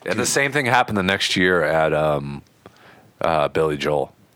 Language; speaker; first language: English; native; English